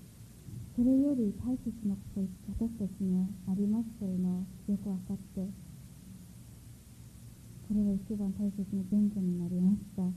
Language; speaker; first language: Japanese; non-native, fluent; Mongolian